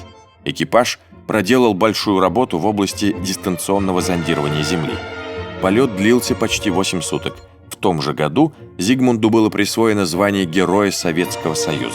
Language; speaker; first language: Russian; native; Russian